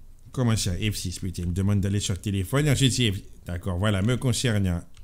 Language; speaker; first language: French; native; French